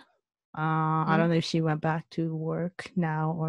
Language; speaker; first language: English; non-native, fluent; Japanese